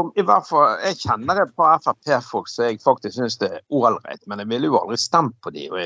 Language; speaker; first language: Norwegian; native; Norwegian